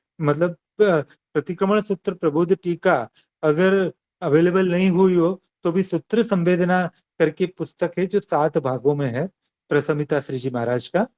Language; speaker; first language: Hindi; non-native, local second language; Gujarati